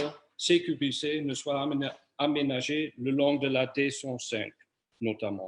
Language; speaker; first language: French; non-native, fluent; Dutch